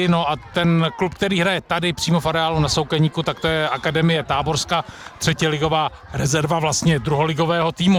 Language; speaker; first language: Czech; native; Czech